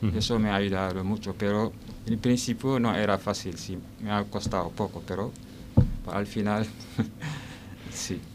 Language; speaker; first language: Spanish; non-native, learner; Wolof